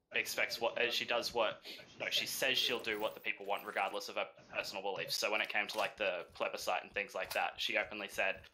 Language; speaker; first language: English; native; English